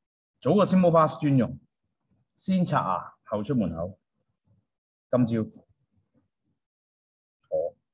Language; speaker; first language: Chinese; native; Chinese